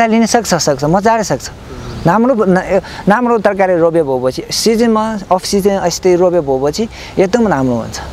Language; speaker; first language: Nepali; non-native, learner; Chinese